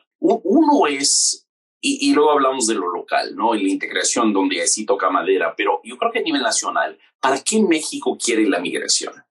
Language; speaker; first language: Spanish; non-native, fluent; English